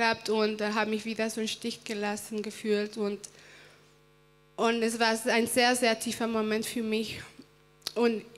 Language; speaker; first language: German; non-native, fluent; Spanish